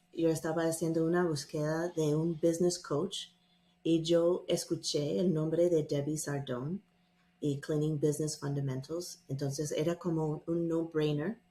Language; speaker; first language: Spanish; non-native, fluent; English